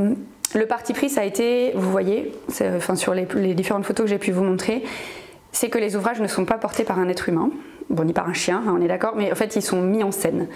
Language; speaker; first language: French; native; French